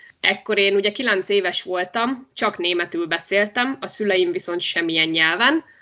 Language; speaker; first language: Hungarian; native; Hungarian